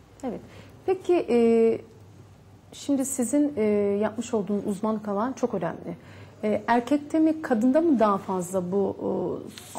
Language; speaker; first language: Turkish; native; Turkish